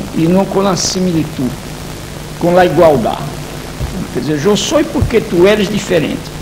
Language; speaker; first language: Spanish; non-native, fluent; Portuguese